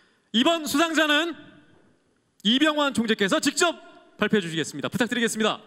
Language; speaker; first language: Korean; native; Korean